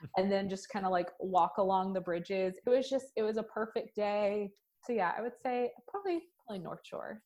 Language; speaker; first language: English; native; English